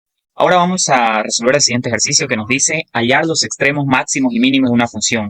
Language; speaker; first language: Spanish; native; Spanish